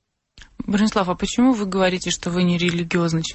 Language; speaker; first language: Russian; native; Russian